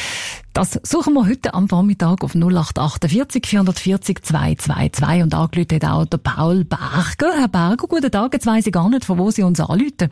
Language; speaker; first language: German; native; German